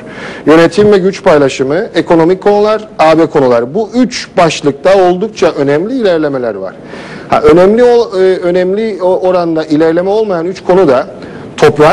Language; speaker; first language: Turkish; native; Turkish